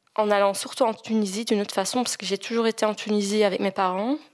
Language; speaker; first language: French; native; French